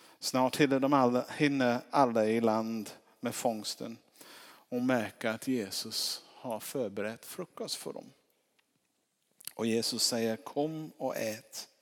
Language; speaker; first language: Swedish; non-native, fluent; English